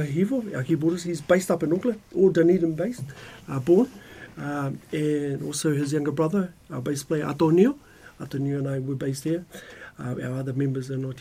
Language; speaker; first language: English; native; English